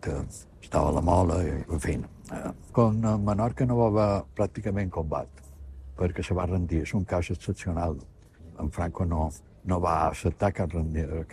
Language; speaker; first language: Catalan; native; Catalan